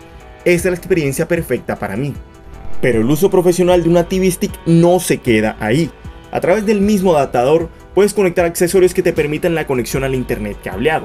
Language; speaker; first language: Spanish; native; Spanish